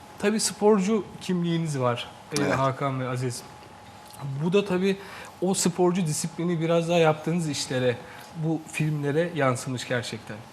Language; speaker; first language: Turkish; native; Turkish